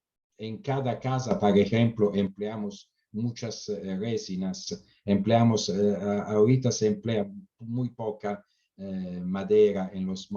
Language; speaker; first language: Spanish; non-native, fluent; Italian